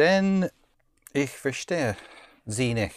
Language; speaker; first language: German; non-native, learner; English